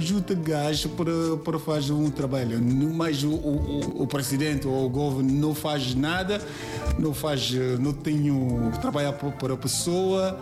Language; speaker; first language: Portuguese; non-native, learner; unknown